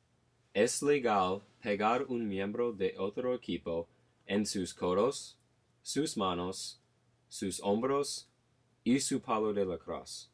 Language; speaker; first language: Spanish; non-native, learner; English